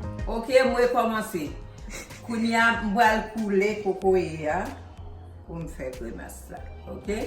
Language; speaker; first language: French; non-native, learner; Haitian Creole